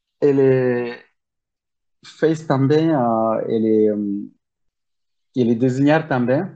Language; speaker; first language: Portuguese; non-native, learner; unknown